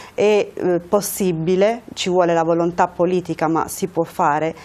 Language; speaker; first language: Italian; early bilingual, other home language; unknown